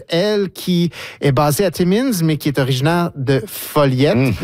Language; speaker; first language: French; native; French